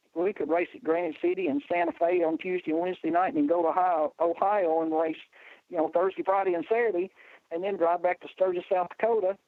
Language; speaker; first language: English; native; English